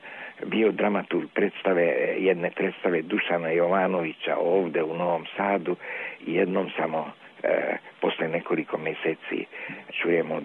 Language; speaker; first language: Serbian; non-native, local second language; Hungarian